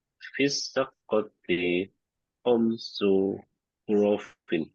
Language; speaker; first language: Arabic; non-native, learner; Indonesian